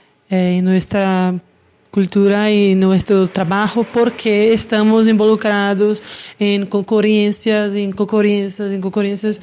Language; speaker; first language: Spanish; non-native, learner; Portuguese